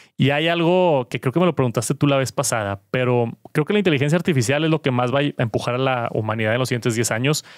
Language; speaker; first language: Spanish; native; Spanish